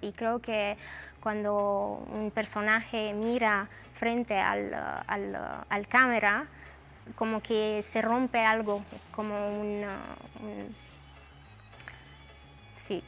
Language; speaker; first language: Spanish; non-native, fluent; Romanian